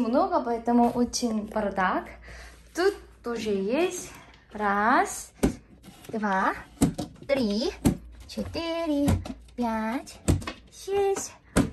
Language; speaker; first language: Russian; non-native, fluent; Korean